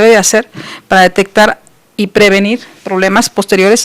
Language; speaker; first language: Spanish; native; Spanish